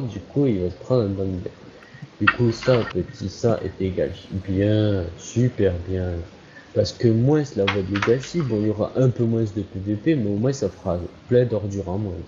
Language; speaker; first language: French; native; French